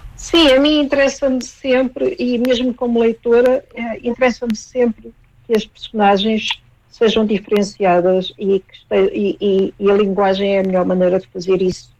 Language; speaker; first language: Portuguese; native; Portuguese